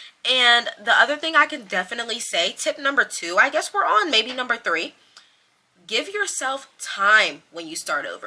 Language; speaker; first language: English; native; English